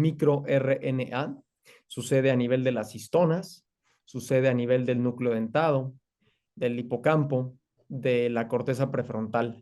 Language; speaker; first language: Spanish; native; Spanish